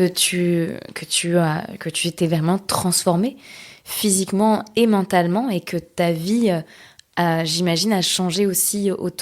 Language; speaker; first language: French; native; French